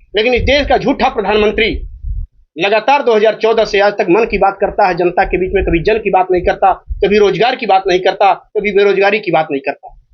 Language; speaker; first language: Hindi; native; Hindi